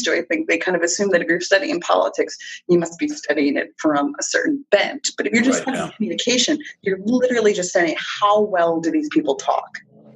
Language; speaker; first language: English; native; English